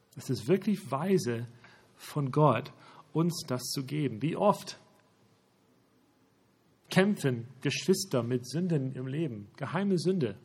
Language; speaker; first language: German; non-native, fluent; English